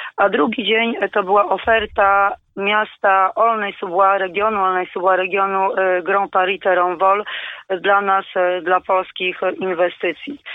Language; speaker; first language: Polish; native; Polish